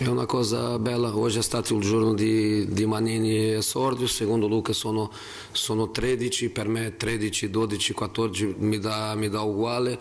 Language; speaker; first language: Italian; non-native, fluent; Portuguese